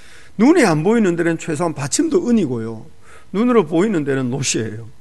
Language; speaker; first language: Korean; native; Korean